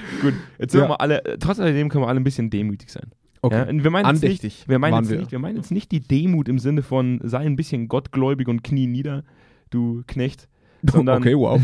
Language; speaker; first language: German; native; German